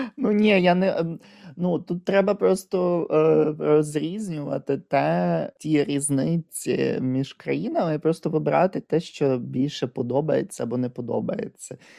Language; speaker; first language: Ukrainian; native; Ukrainian